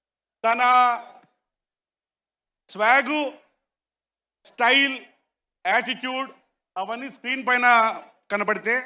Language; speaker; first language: Telugu; native; Telugu